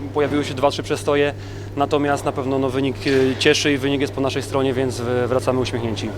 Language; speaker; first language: Polish; native; Polish